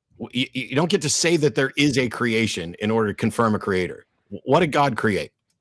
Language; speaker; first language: English; native; English